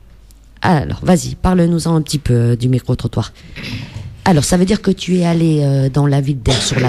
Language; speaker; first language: French; native; French